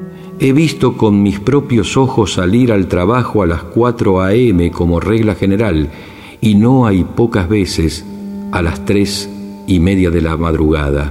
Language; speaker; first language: Spanish; native; Spanish